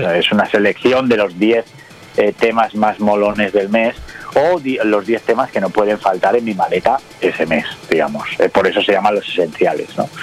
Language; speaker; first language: Spanish; native; Spanish